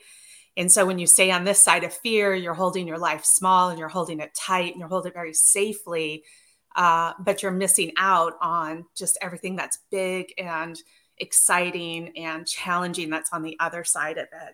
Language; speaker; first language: English; native; English